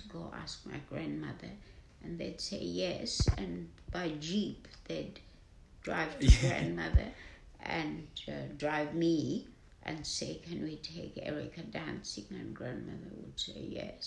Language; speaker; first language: English; non-native, local second language; German